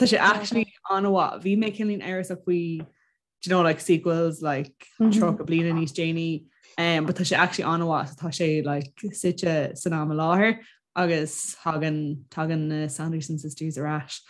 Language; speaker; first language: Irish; non-native, local second language; English